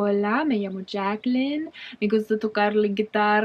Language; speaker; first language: Spanish; non-native, learner; English